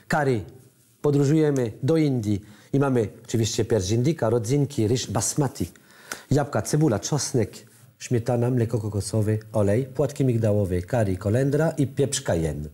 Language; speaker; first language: Polish; non-native, learner; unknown